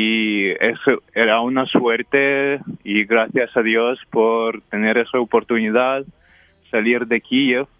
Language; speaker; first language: Spanish; non-native, fluent; Ukrainian